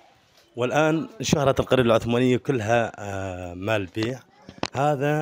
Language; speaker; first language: Arabic; native; Arabic